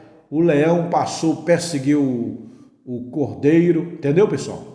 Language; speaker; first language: Portuguese; native; Portuguese